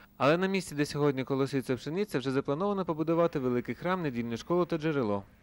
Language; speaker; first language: Ukrainian; native; Ukrainian